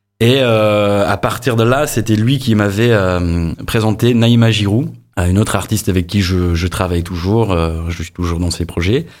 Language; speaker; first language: French; non-native, fluent; English